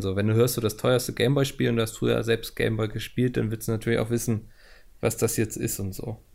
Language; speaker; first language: German; native; German